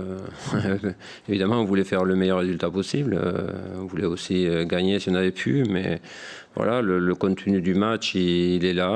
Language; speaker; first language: French; native; French